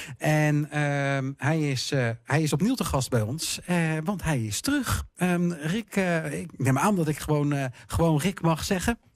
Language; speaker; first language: Dutch; native; Dutch